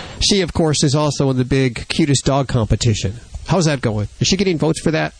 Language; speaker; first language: English; native; English